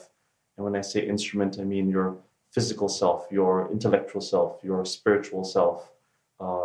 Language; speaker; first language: English; native; English